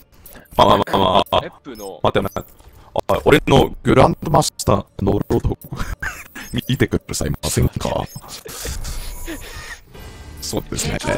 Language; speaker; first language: Japanese; non-native, learner; English